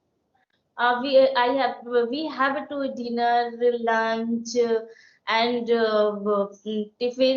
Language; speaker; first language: English; non-native, learner; Hindi